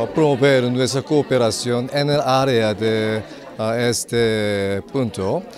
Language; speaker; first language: Spanish; non-native, fluent; Korean